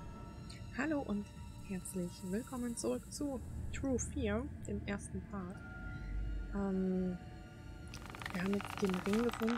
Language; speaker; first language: German; native; German